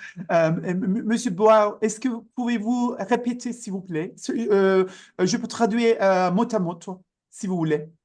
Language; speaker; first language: French; non-native, learner; Turkish